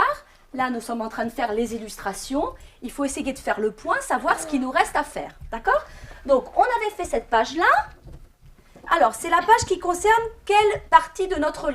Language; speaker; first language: French; native; French